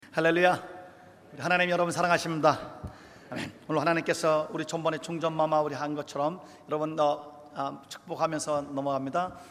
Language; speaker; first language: Korean; native; Korean